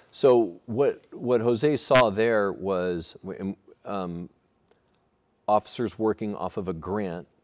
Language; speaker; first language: English; native; English